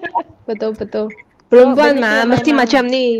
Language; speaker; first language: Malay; non-native, local second language; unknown